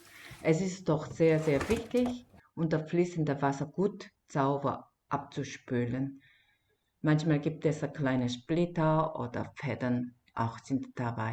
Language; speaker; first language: German; non-native, fluent; Korean